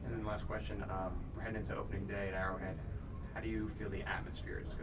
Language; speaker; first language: English; native; English